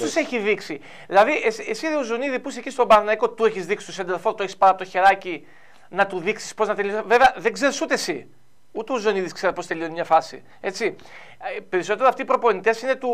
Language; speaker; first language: Greek; native; Greek